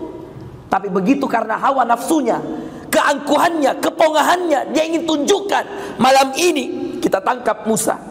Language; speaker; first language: Indonesian; native; Indonesian